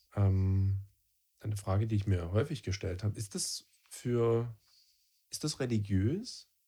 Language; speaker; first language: German; native; German